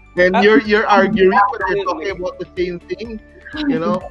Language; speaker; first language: English; non-native, local second language; Cebuano